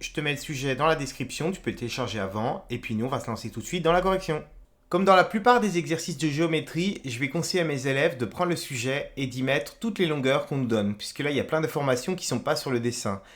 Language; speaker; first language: French; native; French